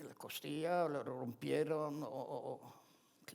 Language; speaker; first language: Spanish; non-native, fluent; Ladino